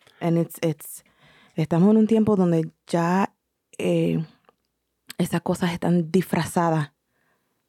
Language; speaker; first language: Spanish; early bilingual, heritage; Spanish